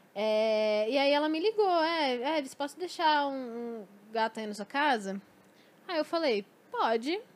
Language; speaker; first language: Portuguese; native; Portuguese